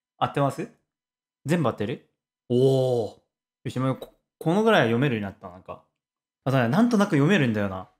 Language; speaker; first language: Japanese; non-native, fluent; Korean